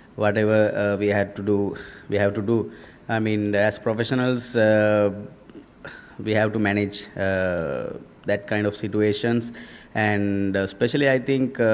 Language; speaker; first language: English; non-native, local second language; Sinhala